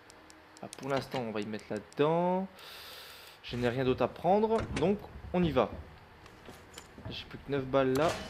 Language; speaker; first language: French; native; French